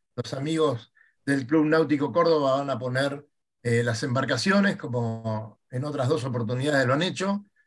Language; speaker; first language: Spanish; native; Spanish